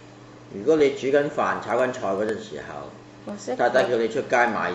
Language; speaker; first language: Cantonese; native; Cantonese